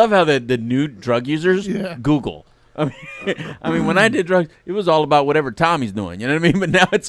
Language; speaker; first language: English; native; English